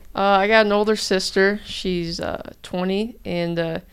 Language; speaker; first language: English; native; English